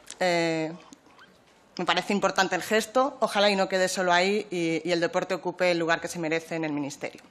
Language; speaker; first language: Spanish; native; Spanish